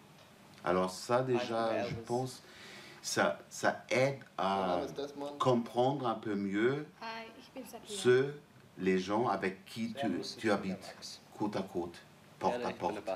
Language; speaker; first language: French; non-native, fluent; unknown